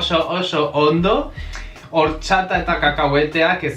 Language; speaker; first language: Basque; non-native, local second language; Spanish